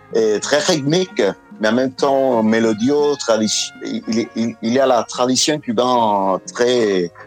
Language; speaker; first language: French; non-native, fluent; Spanish